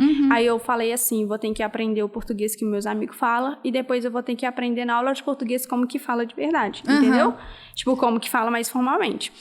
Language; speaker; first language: Portuguese; non-native, fluent; Arabic